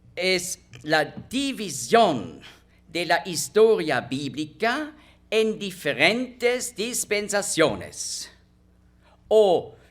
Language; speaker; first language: Spanish; non-native, fluent; German